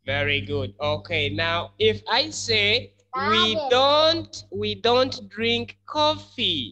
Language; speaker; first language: English; non-native, fluent; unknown